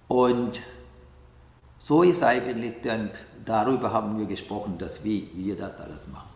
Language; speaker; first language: German; non-native, learner; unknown